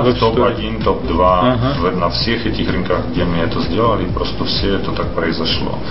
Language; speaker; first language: Russian; non-native, fluent; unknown